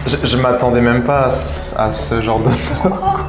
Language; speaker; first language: French; native; French